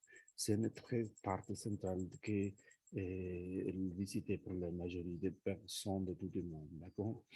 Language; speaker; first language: French; non-native, learner; Spanish